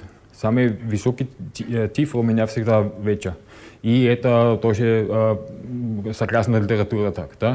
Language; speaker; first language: Russian; non-native, learner; German